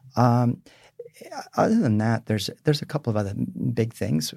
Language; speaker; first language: English; early bilingual, other home language; Swedish